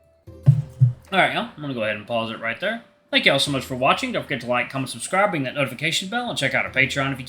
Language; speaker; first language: English; native; English